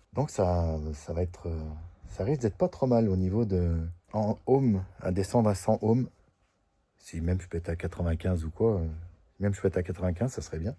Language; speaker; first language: French; native; French